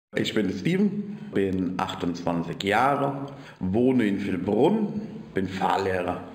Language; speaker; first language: German; native; German